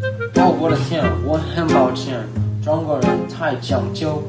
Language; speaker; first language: Chinese; non-native, learner; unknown